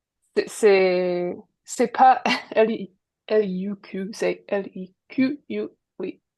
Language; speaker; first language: French; non-native, learner; English